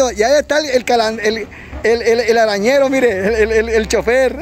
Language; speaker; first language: Spanish; native; Spanish